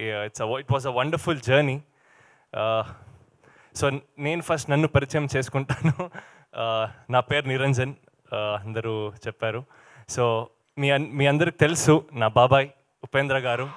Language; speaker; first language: Telugu; non-native, learner; Kannada